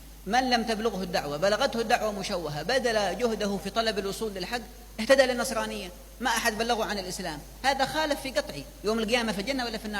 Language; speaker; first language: Arabic; native; Arabic